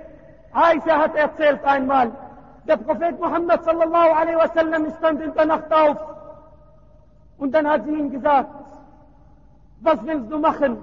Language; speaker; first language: German; non-native, learner; Arabic